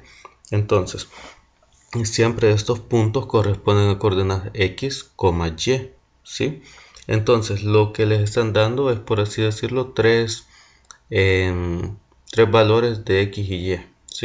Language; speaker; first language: Spanish; native; Spanish